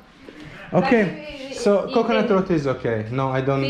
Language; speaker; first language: English; non-native, fluent; Azerbaijani